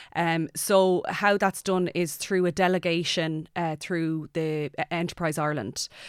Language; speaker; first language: English; native; English